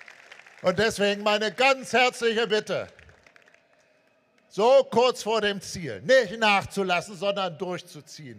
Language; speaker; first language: German; native; German